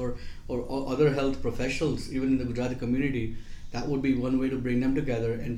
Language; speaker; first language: English; non-native, local second language; Gujarati